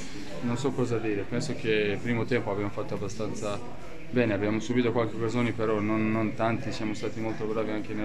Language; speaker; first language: Italian; non-native, learner; Serbian